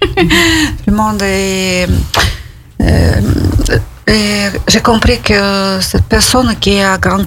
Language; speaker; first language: French; non-native, learner; Ukrainian